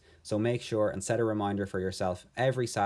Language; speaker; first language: English; native; English